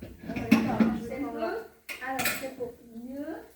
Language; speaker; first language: French; non-native, learner; Vietnamese